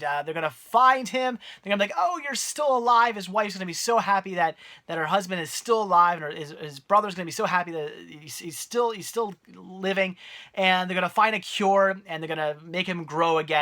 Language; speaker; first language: English; native; English